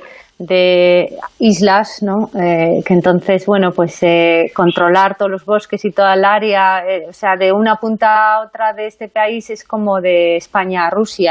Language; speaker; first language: Spanish; native; Spanish